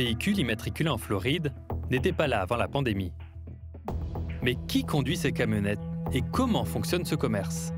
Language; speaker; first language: French; native; French